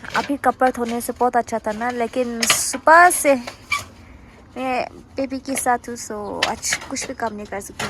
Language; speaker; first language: Hindi; non-native, fluent; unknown